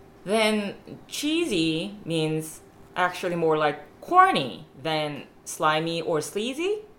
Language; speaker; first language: English; non-native, fluent; Korean